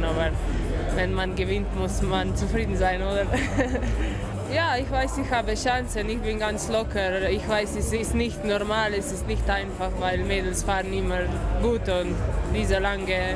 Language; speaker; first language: German; non-native, fluent; Slovenian